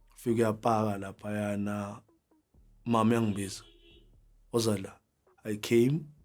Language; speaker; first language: Zulu; native; Zulu